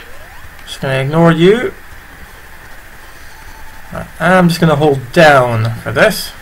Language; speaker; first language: English; native; English